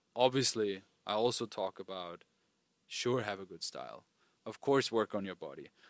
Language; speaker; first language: English; non-native, fluent; German